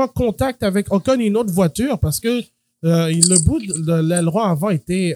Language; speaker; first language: French; native; French